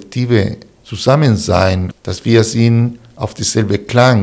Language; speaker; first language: German; non-native, fluent; Spanish